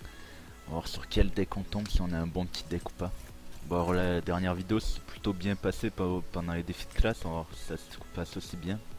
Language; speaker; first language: French; native; French